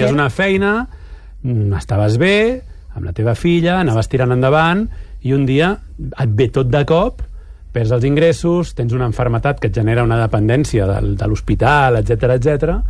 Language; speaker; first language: Catalan; native; Catalan